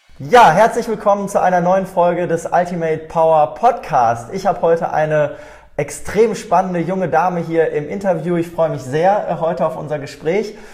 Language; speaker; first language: German; native; German